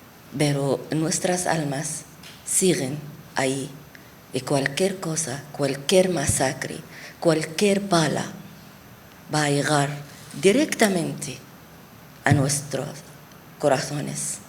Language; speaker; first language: Spanish; non-native, fluent; Arabic